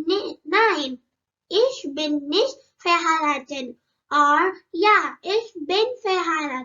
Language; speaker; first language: German; non-native, learner; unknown